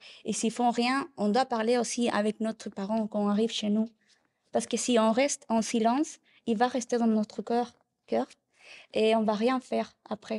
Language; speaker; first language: French; non-native, learner; Spanish